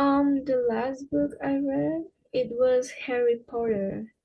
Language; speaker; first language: English; non-native, fluent; Spanish